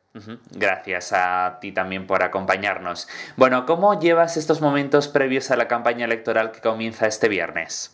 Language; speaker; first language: Spanish; native; Spanish